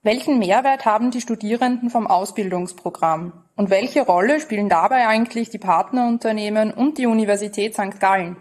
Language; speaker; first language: German; native; German